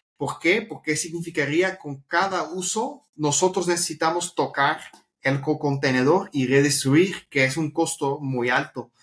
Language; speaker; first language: Spanish; non-native, fluent; Dutch